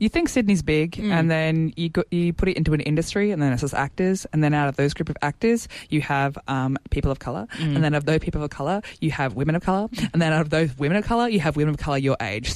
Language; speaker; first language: English; native; English